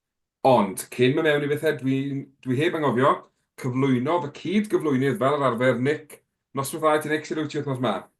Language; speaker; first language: Welsh; native; Welsh